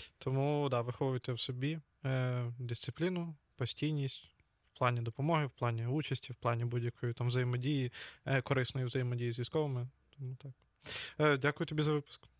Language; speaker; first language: Ukrainian; native; Ukrainian